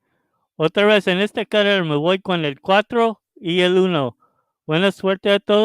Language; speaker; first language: Spanish; early bilingual, heritage; Spanish